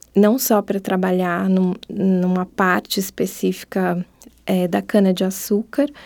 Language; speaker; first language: Portuguese; native; Portuguese